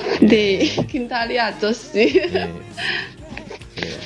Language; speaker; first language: Korean; non-native, learner; Chinese